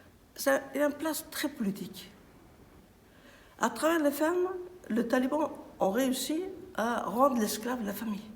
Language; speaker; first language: French; non-native, fluent; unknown